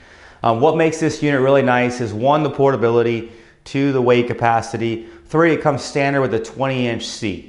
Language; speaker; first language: English; native; English